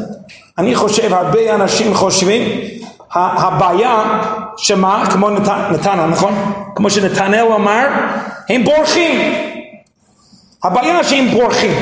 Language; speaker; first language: Hebrew; non-native, fluent; English